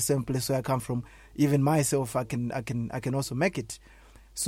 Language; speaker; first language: English; non-native, local second language; Shona